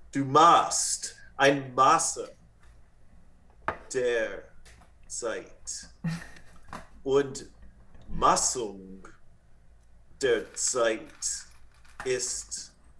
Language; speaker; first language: German; non-native, learner; English